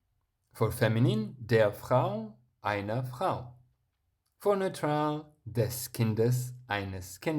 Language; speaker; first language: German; non-native, fluent; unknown